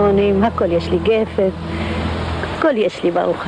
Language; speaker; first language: Hebrew; non-native, fluent; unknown